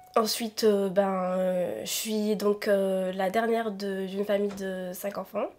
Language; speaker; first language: French; native; French